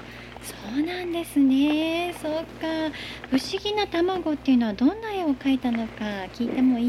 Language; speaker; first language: Japanese; native; Japanese